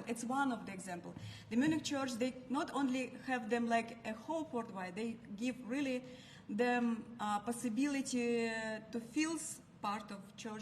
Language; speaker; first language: English; non-native, learner; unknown